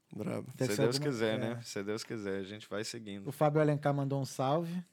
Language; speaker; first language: Portuguese; non-native, fluent; English